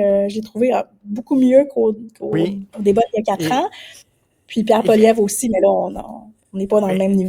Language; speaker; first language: French; native; French